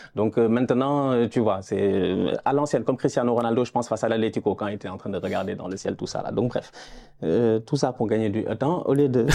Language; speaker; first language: French; non-native, local second language; Wolof